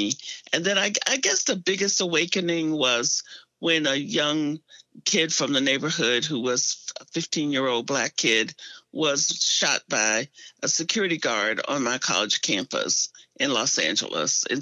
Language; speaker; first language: English; native; English